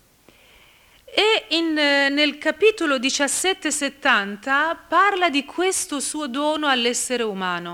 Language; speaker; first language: Italian; non-native, fluent; Persian